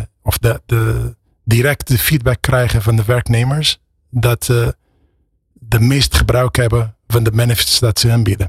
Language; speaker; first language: Dutch; non-native, fluent; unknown